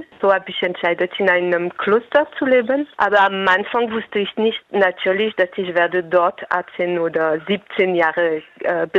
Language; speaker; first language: German; non-native, fluent; French